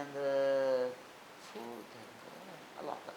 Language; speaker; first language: English; non-native, learner; Portuguese